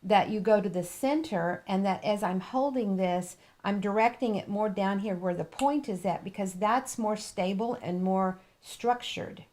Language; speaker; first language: English; native; English